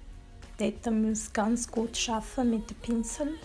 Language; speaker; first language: German; non-native, learner; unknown